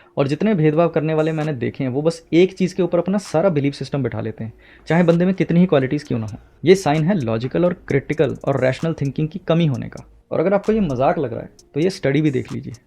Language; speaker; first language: Hindi; native; Hindi